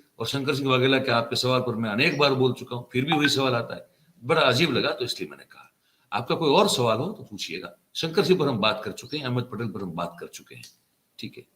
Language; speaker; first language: Hindi; non-native, local second language; Gujarati